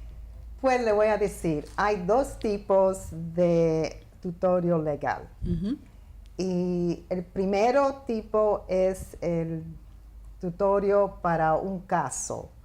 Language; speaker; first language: Spanish; early bilingual, heritage; Spanish